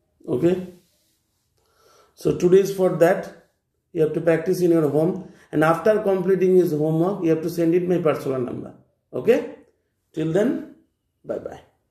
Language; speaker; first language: English; non-native, local second language; Bangla